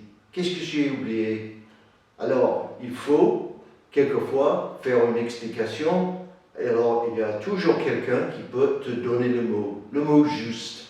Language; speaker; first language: French; non-native, learner; English